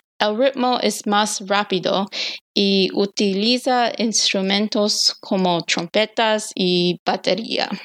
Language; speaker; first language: Spanish; non-native, learner; English